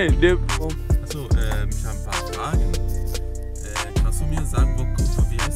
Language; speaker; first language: German; non-native, learner; Lingala